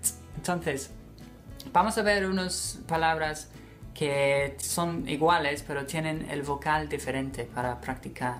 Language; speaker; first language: Spanish; non-native, fluent; English